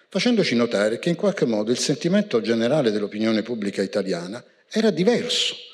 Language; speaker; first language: Italian; native; Italian